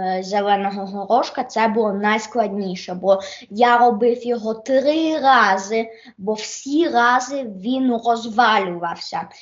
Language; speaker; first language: Ukrainian; early bilingual, heritage; Ukrainian